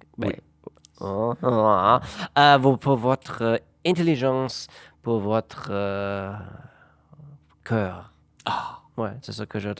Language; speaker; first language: French; non-native, fluent; German